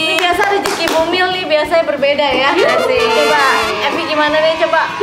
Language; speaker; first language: Indonesian; native; Indonesian